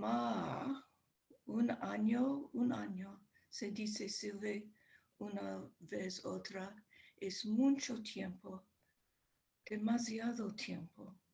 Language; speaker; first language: Spanish; non-native, learner; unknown